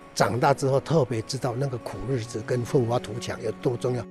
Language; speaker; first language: Chinese; native; Chinese